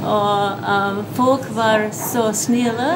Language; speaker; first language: Norwegian; early bilingual, heritage; English